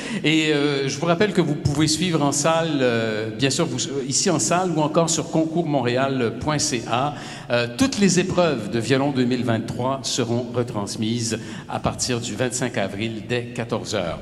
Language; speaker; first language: French; native; French